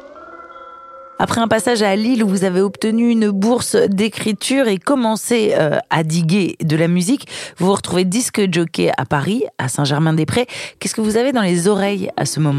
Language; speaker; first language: French; native; French